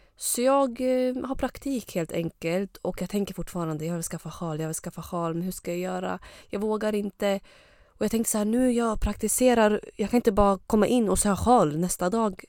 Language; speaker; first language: Swedish; early bilingual, other home language; Arabic